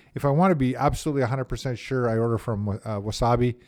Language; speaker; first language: English; native; English